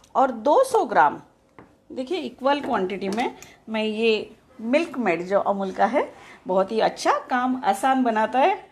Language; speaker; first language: Hindi; non-native, local second language; Marathi